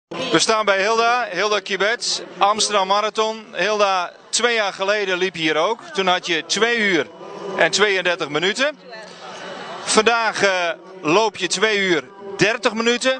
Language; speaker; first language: Dutch; native; Dutch